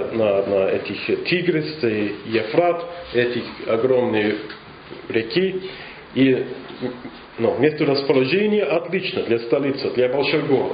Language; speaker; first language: Russian; non-native, fluent; English